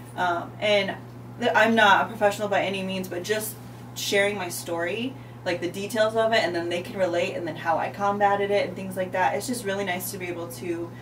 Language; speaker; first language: English; native; English